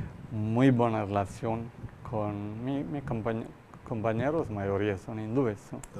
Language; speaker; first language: Spanish; non-native, learner; Malayalam